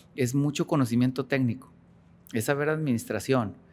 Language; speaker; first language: Spanish; native; Spanish